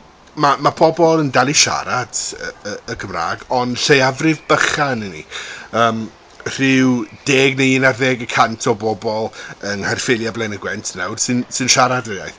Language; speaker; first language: Welsh; non-native, local second language; English